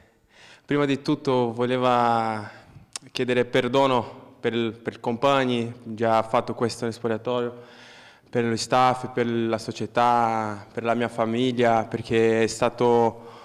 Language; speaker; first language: Italian; non-native, fluent; Portuguese